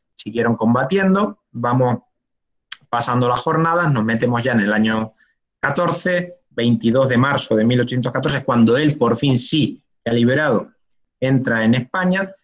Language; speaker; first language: Spanish; native; Spanish